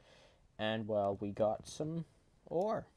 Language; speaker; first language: English; native; English